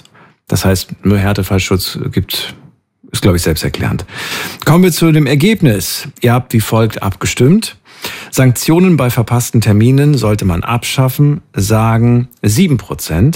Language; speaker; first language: German; native; German